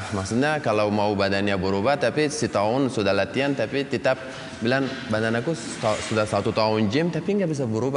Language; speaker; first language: Indonesian; non-native, learner; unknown